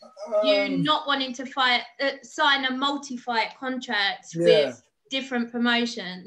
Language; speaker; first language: English; native; English